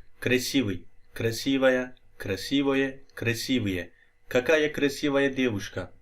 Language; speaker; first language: Russian; non-native, fluent; Turkish